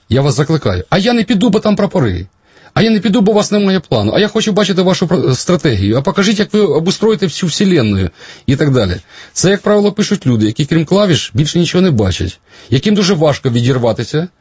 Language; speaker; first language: Ukrainian; native; Ukrainian